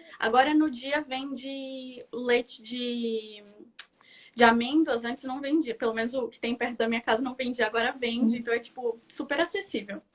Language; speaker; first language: Portuguese; native; Portuguese